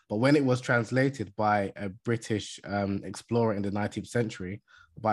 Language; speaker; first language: English; native; English